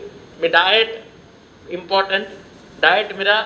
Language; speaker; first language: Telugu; non-native, local second language; Hindi